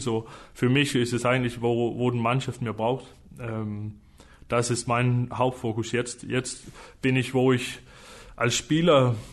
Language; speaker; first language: German; non-native, fluent; Danish